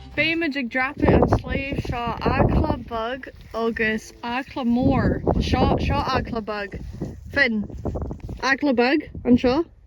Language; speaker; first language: Irish; non-native, local second language; English